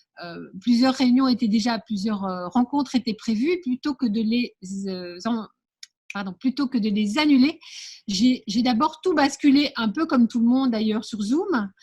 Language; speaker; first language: French; native; French